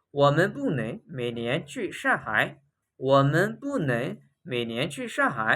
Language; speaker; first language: Chinese; non-native, fluent; Burmese